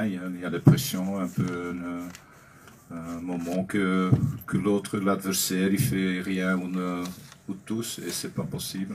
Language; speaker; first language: French; non-native, learner; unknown